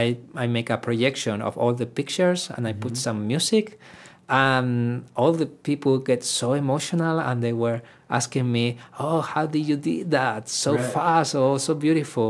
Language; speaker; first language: English; non-native, fluent; Spanish